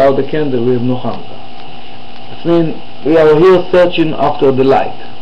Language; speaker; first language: English; non-native, fluent; Hebrew